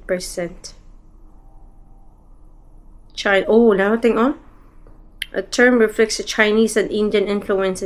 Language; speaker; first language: English; non-native, local second language; Cebuano